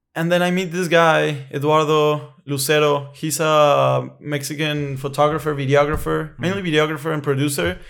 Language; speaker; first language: English; non-native, fluent; Spanish